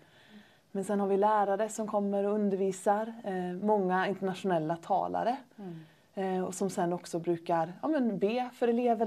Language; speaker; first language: Swedish; native; Swedish